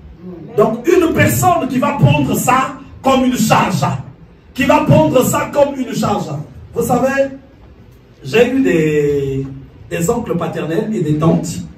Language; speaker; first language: French; non-native, local second language; Lingala